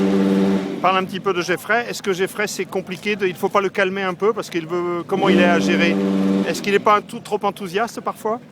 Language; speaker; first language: French; native; French